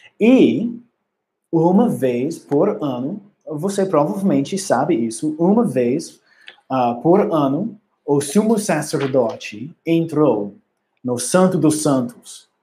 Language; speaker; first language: Portuguese; non-native, learner; English